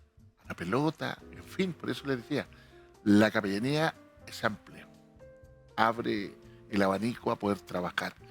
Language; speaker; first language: Spanish; native; Spanish